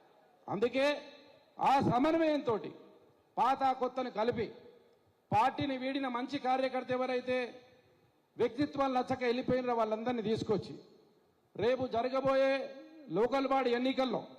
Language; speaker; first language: Telugu; native; Telugu